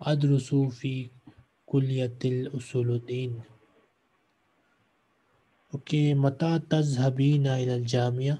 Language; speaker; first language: Arabic; non-native, fluent; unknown